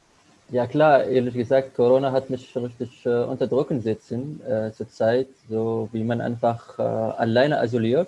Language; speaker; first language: German; non-native, learner; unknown